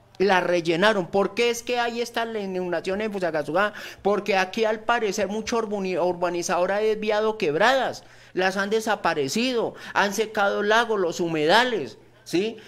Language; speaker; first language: Spanish; native; Spanish